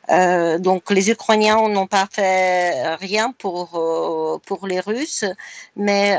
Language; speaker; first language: French; non-native, fluent; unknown